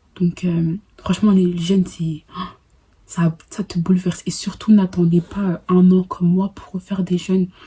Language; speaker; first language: French; early bilingual, other home language; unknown